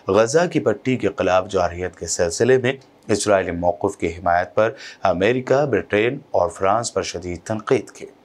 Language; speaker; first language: Urdu; native; Urdu